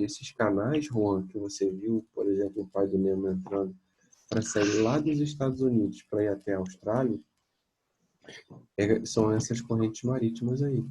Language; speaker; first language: Portuguese; native; Portuguese